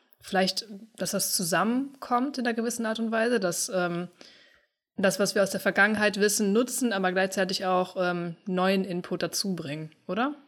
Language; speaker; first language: German; native; German